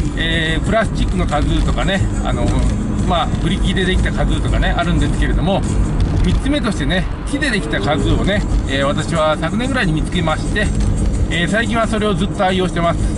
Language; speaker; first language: Japanese; native; Japanese